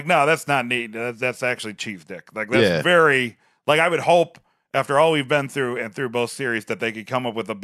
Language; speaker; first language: English; native; English